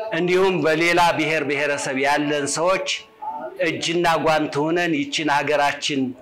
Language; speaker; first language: Amharic; native; Amharic